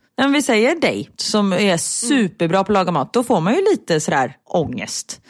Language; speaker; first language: Swedish; native; Swedish